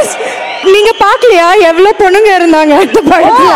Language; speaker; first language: Tamil; non-native, fluent; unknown